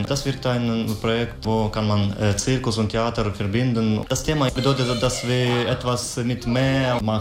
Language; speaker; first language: German; non-native, learner; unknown